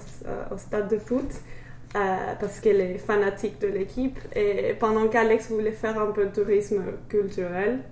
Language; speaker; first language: French; non-native, fluent; English